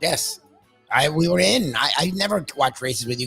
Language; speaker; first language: English; native; English